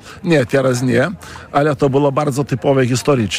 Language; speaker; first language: Polish; non-native, fluent; Lithuanian